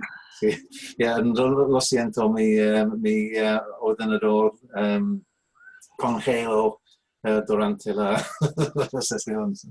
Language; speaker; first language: Spanish; non-native, learner; English